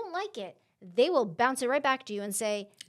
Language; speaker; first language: English; native; English